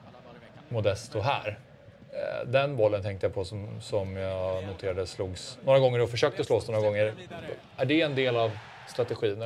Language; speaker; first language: Swedish; native; Swedish